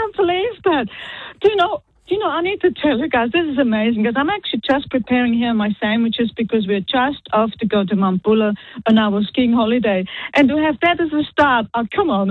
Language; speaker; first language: English; non-native, fluent; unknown